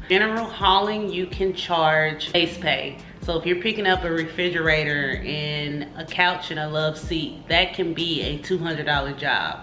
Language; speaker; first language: English; native; English